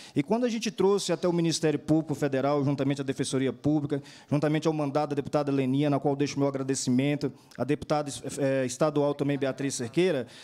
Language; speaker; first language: Portuguese; native; Portuguese